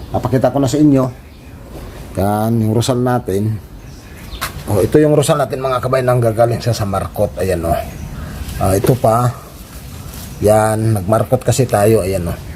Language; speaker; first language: Filipino; non-native, local second language; Cebuano